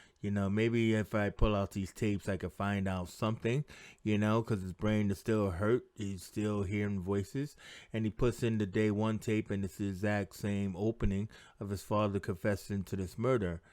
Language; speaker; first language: English; native; English